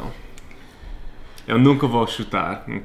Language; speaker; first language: Portuguese; non-native, fluent; English